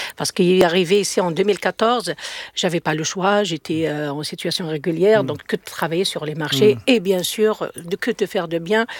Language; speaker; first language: French; non-native, local second language; Kabyle